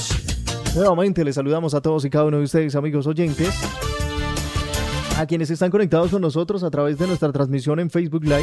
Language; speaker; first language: Spanish; native; Spanish